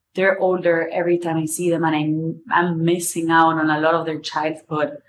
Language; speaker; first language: English; non-native, fluent; Spanish